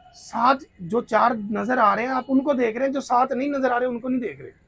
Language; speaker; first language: Urdu; non-native, local second language; Punjabi